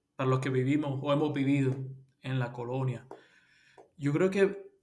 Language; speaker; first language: Spanish; early bilingual, heritage; Spanish